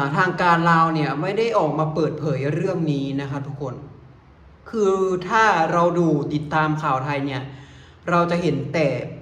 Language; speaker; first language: Thai; native; Thai